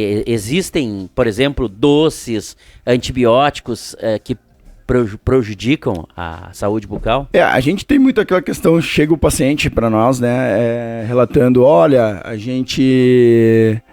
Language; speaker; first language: Portuguese; native; Portuguese